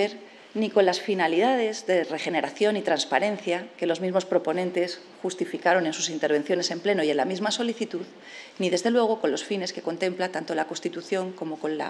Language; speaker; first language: Spanish; native; Spanish